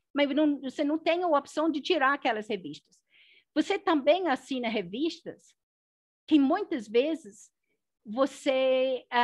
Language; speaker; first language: Portuguese; non-native, fluent; English